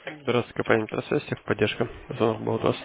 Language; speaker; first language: Russian; native; Russian